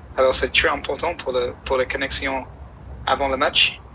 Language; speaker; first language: French; non-native, learner; English